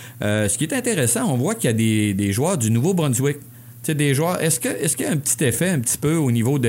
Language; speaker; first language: French; native; French